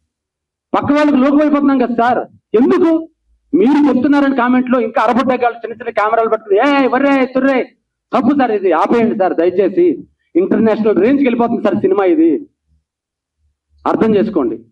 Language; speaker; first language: Telugu; native; Telugu